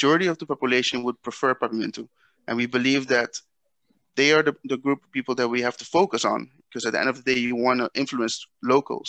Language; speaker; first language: English; non-native, fluent; Dutch